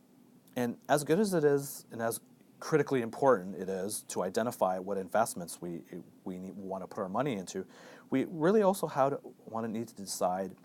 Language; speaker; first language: English; native; English